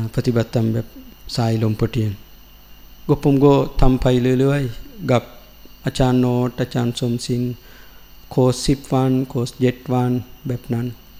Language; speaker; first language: Thai; non-native, learner; Sinhala